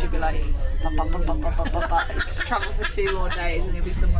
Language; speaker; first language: English; native; English